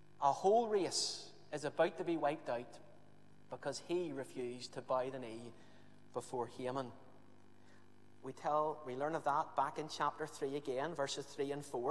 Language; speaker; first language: English; native; English